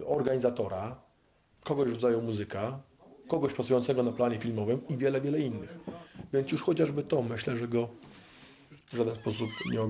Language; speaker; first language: Polish; native; Polish